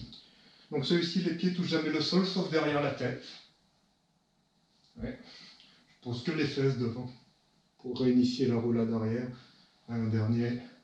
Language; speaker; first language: French; native; French